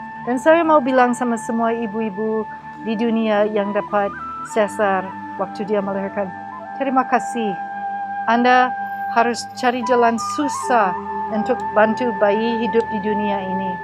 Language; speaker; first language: Indonesian; non-native, learner; English